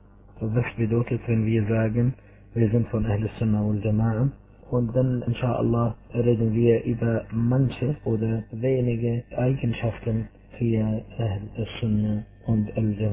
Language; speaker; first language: German; non-native, fluent; Arabic